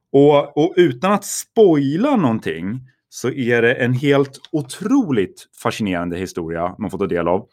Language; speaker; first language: Swedish; native; Swedish